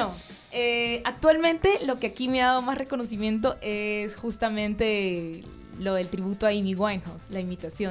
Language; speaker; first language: Spanish; native; Spanish